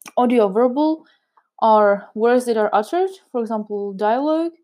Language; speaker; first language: English; non-native, fluent; Czech